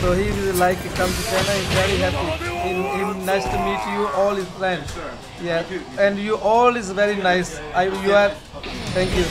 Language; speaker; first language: English; non-native, learner; Chinese